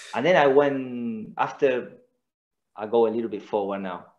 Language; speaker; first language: English; non-native, fluent; Spanish